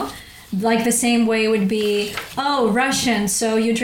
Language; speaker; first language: English; non-native, fluent; Russian